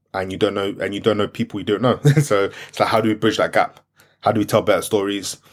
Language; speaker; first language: English; non-native, local second language; French